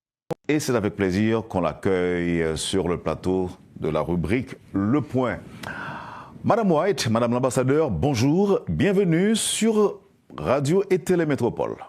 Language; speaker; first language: French; non-native, local second language; Haitian Creole